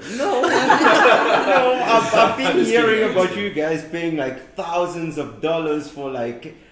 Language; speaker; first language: English; non-native, fluent; Morisyen